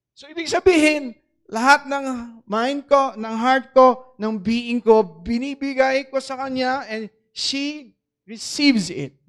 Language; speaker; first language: Filipino; non-native, local second language; Cebuano